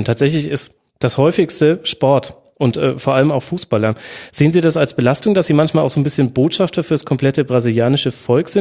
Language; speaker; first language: German; native; German